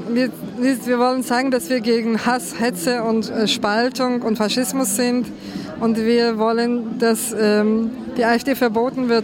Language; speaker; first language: German; early bilingual, other home language; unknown